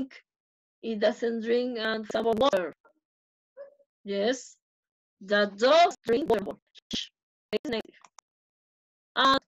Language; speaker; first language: English; non-native, fluent; Spanish